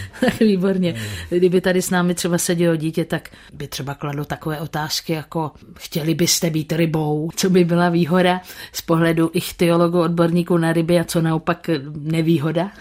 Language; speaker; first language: Czech; native; Czech